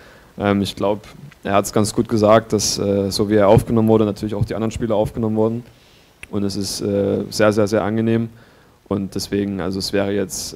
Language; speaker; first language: German; native; German